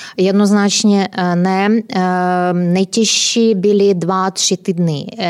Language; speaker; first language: Czech; non-native, fluent; Ukrainian